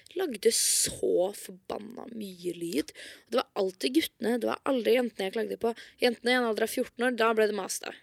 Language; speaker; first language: Norwegian; native; Norwegian